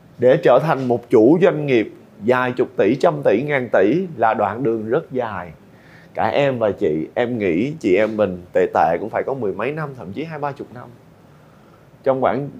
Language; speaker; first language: Vietnamese; native; Vietnamese